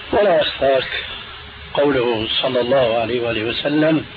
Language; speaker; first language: Arabic; early bilingual, other home language; Albanian